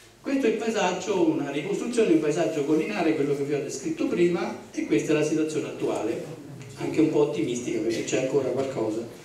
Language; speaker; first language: Italian; native; Italian